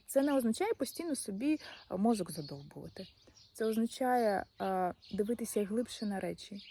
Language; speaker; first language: Ukrainian; non-native, local second language; Russian